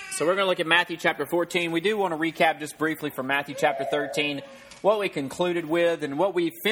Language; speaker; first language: English; native; English